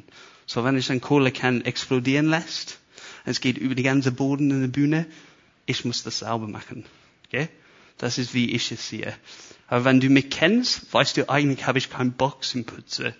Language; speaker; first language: German; non-native, fluent; English